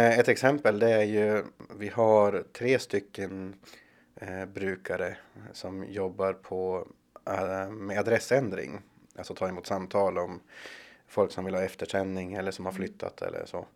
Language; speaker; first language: Swedish; native; Swedish